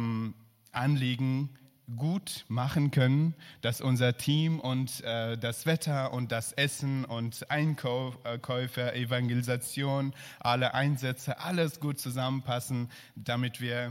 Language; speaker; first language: German; non-native, learner; Persian